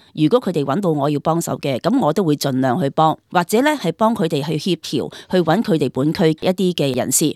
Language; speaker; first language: Cantonese; native; Cantonese